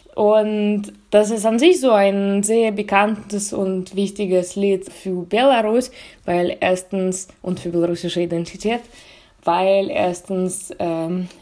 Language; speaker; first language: German; non-native, fluent; Russian